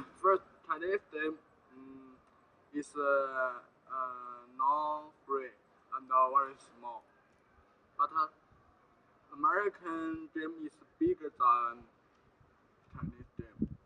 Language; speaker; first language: English; non-native, learner; Chinese